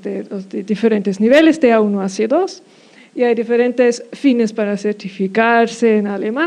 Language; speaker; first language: Spanish; non-native, fluent; German